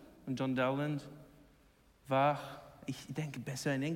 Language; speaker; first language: German; non-native, learner; English